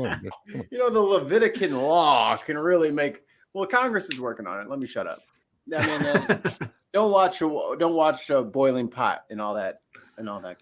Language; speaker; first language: English; native; English